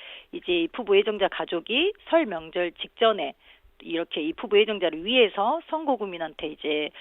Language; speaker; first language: Korean; native; Korean